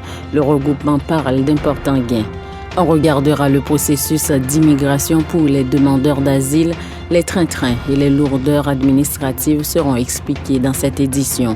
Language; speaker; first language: French; native; French